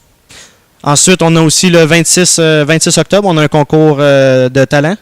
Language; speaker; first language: French; native; French